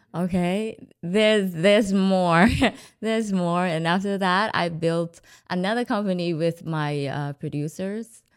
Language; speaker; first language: English; non-native, fluent; Vietnamese